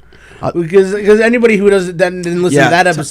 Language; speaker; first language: English; native; English